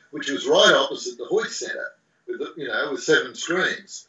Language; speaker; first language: English; native; English